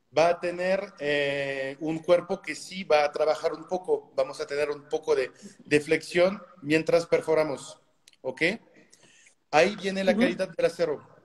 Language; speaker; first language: Spanish; non-native, fluent; French